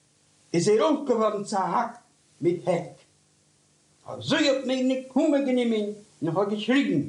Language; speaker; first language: German; non-native, learner; Yiddish